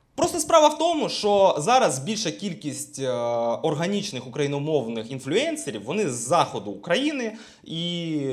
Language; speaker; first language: Ukrainian; non-native, local second language; Russian